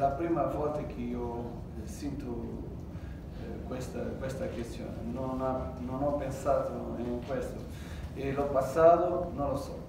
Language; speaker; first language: Italian; non-native, fluent; Portuguese